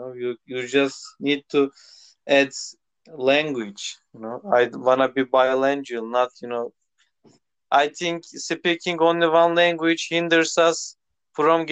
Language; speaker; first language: English; non-native, local second language; Turkish